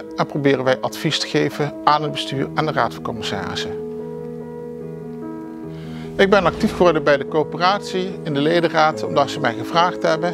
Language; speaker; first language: Dutch; native; Dutch